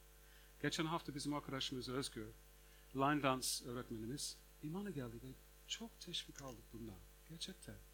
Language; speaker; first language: Turkish; non-native, fluent; English